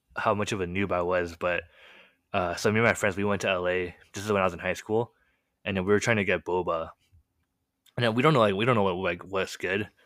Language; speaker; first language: English; early bilingual, other home language; Korean